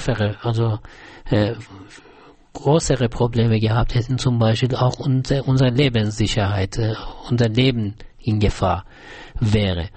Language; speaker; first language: German; non-native, fluent; Persian